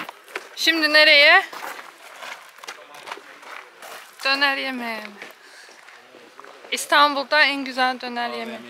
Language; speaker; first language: Turkish; non-native, fluent; Bosnian